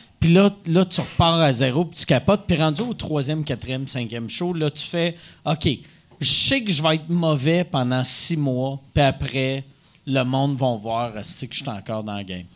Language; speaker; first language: French; native; French